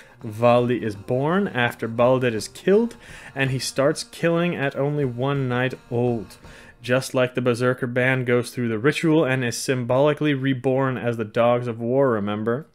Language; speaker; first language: English; non-native, fluent; Swedish